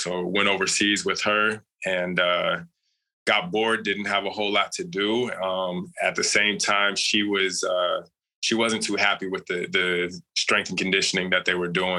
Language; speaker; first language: English; native; English